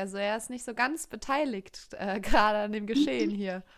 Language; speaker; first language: German; native; German